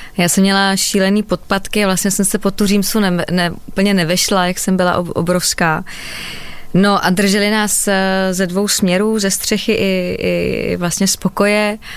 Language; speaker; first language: Czech; native; Czech